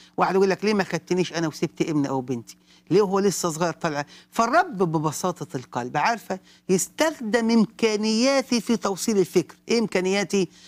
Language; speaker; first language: Arabic; native; Arabic